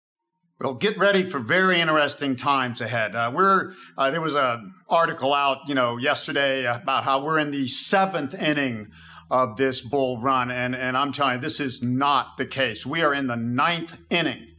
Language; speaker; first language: English; native; English